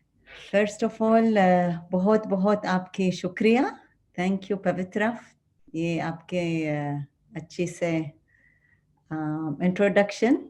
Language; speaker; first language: Hindi; non-native, fluent; Arabic